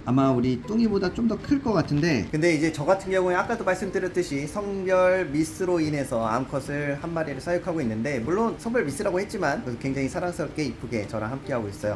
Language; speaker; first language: Korean; native; Korean